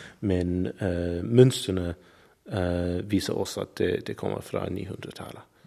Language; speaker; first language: Norwegian; non-native, learner; English